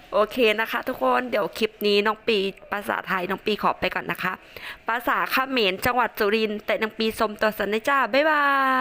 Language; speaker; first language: Thai; non-native, local second language; Northern Khmer